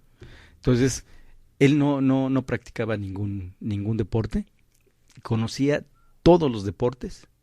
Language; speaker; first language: Spanish; native; Spanish